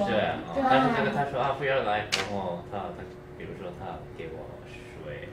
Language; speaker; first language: Chinese; non-native, learner; English